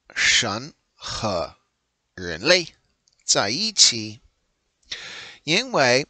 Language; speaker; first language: Chinese; non-native, learner; English